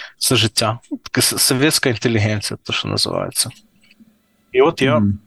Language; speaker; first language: Ukrainian; non-native, local second language; Russian